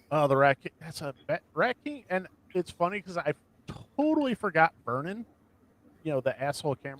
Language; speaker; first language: English; native; English